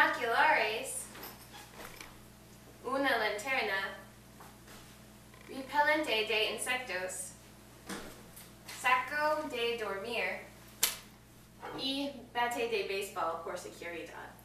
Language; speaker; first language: Spanish; non-native, learner; English